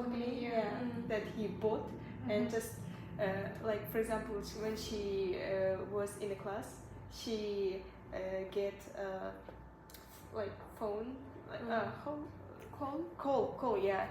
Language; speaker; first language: English; non-native, learner; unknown